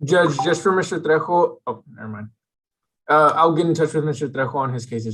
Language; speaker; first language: English; native; English